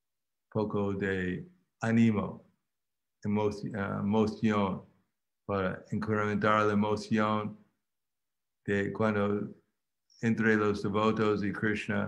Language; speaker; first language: Spanish; non-native, fluent; English